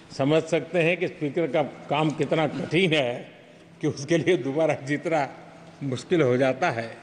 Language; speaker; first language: Hindi; non-native, local second language; Gujarati